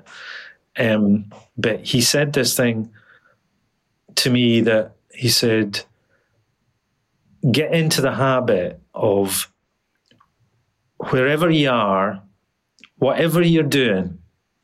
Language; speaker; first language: English; native; English